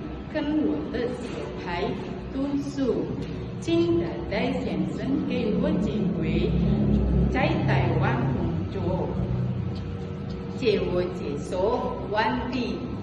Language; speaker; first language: Chinese; non-native, learner; Indonesian